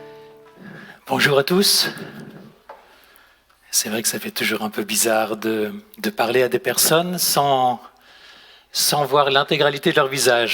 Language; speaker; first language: French; native; French